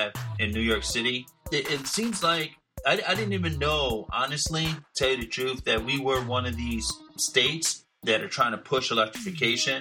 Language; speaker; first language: English; native; English